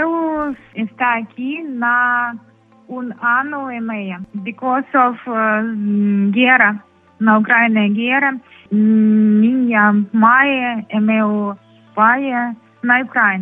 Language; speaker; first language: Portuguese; non-native, learner; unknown